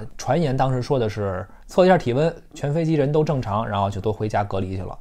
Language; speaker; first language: Chinese; native; Chinese